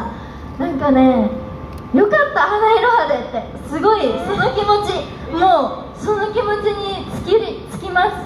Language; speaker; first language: Japanese; native; Japanese